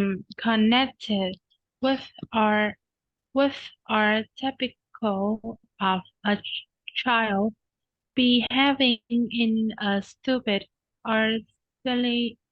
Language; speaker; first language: English; non-native, learner; Vietnamese